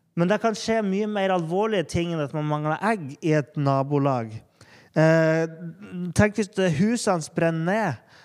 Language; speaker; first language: Norwegian; native; Norwegian